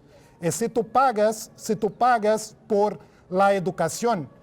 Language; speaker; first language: Spanish; non-native, fluent; Portuguese